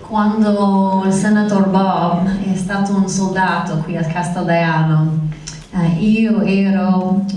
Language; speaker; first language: Italian; non-native, fluent; English